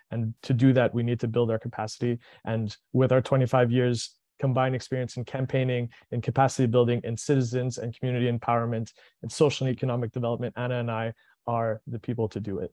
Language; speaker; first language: English; early bilingual, other home language; French